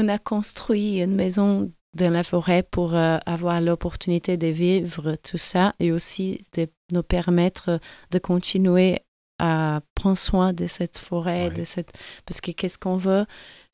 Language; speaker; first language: French; non-native, fluent; Portuguese